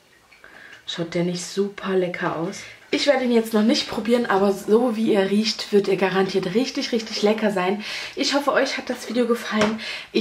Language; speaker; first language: German; native; German